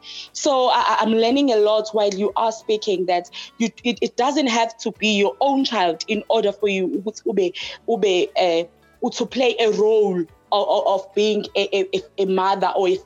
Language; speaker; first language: English; non-native, local second language; Zulu